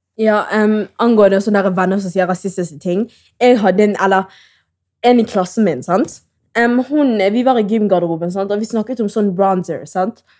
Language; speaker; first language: Norwegian; early bilingual, other home language; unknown